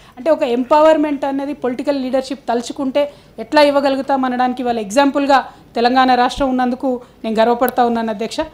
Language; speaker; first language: Telugu; native; Telugu